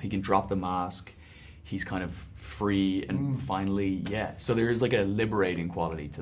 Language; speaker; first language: English; native; English